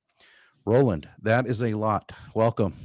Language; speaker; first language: English; native; English